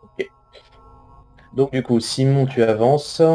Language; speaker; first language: French; native; French